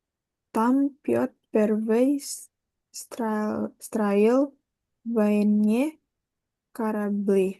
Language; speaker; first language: Russian; non-native, learner; Indonesian